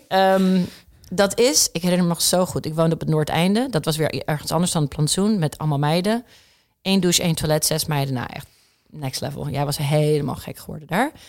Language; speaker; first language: Dutch; early bilingual, other home language; Czech